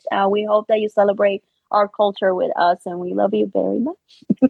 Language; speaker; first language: English; non-native, fluent; Spanish